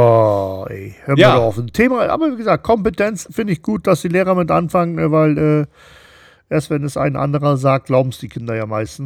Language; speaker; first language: German; native; German